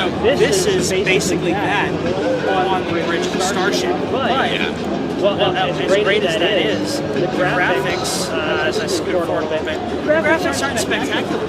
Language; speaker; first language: English; native; English